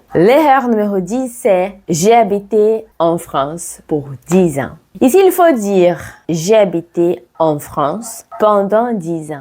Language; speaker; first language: French; non-native, fluent; Portuguese